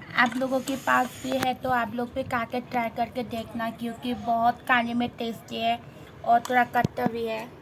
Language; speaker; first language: Hindi; non-native, local second language; Santali